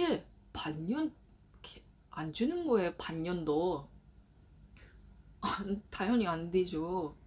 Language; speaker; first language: Korean; non-native, learner; Japanese